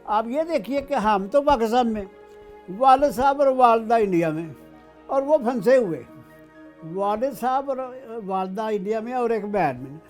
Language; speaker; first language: Urdu; non-native, local second language; Punjabi